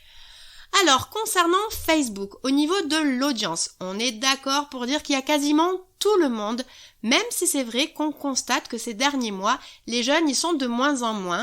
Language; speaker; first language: French; native; French